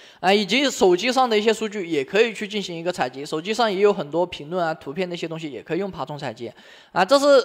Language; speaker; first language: Chinese; native; Chinese